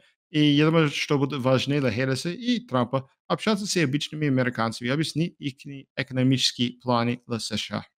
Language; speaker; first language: Ukrainian; non-native, learner; English